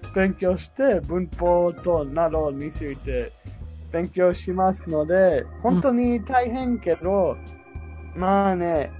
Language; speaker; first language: Japanese; non-native, fluent; English